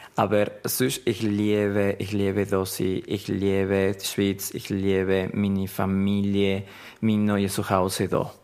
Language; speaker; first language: German; non-native, learner; Spanish